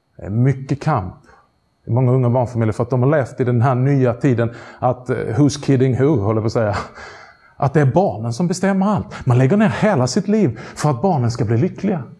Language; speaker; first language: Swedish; native; Swedish